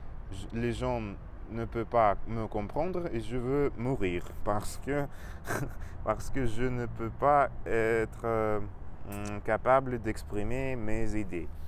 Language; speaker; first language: French; non-native, fluent; Russian